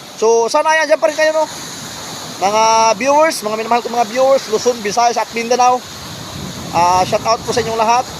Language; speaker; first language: Filipino; non-native, local second language; Masbatenyo